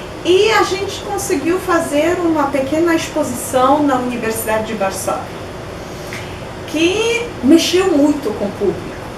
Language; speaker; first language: Portuguese; non-native, fluent; Polish